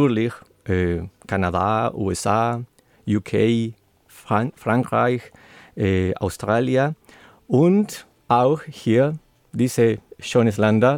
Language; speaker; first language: German; non-native, learner; Spanish